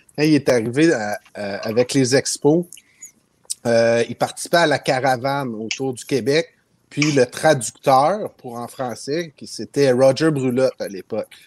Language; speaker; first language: French; native; French